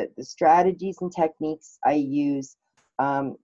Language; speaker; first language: English; native; English